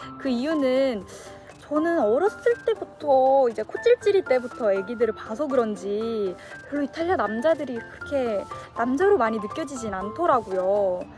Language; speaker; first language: Korean; early bilingual, heritage; Korean